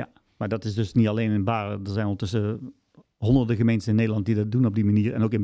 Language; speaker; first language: Dutch; native; Dutch